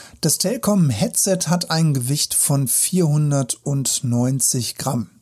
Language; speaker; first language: German; native; German